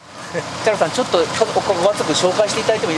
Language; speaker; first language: Japanese; native; Japanese